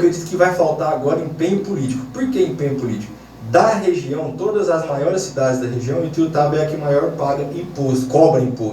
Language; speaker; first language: Portuguese; native; Portuguese